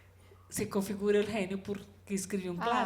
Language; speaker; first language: Spanish; non-native, learner; Portuguese